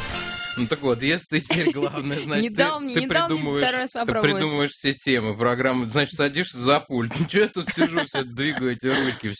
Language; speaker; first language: Russian; native; Russian